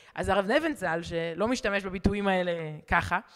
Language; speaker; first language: Hebrew; native; Hebrew